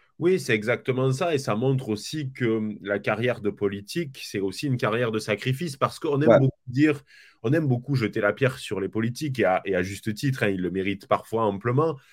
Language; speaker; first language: French; native; French